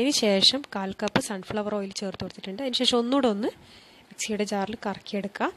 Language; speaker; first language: Malayalam; native; Malayalam